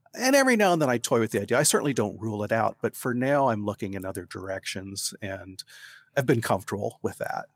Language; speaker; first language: English; native; English